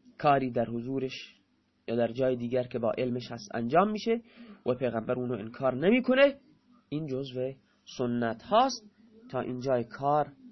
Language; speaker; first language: Persian; non-native, local second language; Baluchi